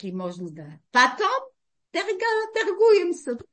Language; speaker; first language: Russian; early bilingual, heritage; Russian